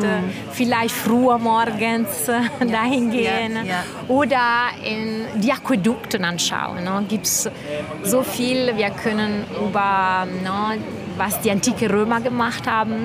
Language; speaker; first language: German; non-native, fluent; Italian